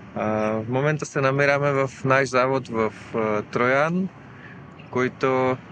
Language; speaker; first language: Bulgarian; non-native, fluent; Czech